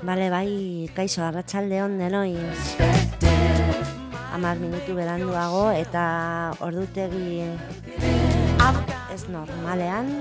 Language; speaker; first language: Basque; non-native, local second language; Spanish